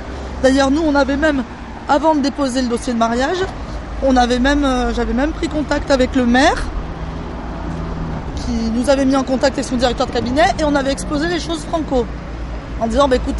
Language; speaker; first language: French; native; French